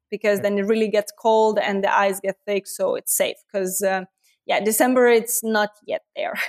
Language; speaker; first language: English; non-native, fluent; Lithuanian